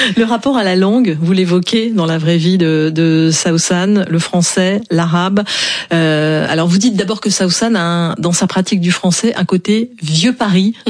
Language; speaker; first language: French; native; French